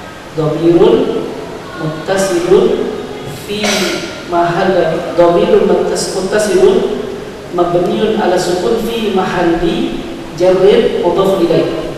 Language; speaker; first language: Arabic; non-native, fluent; Indonesian